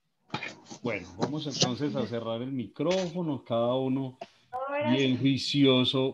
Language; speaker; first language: Spanish; native; Spanish